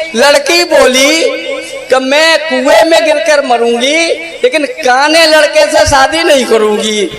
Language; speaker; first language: Hindi; native; Hindi